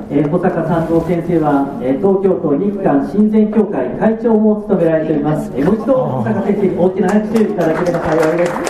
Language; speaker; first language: Japanese; native; Japanese